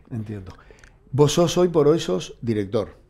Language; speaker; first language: Spanish; native; Spanish